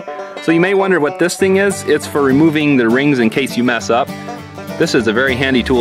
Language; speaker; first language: English; native; English